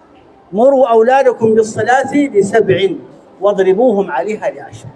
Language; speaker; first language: Arabic; native; Arabic